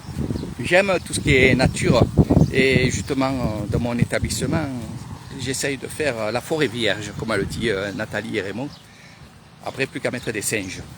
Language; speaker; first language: French; native; French